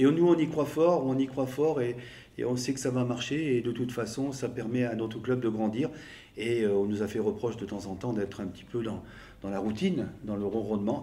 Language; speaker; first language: French; native; French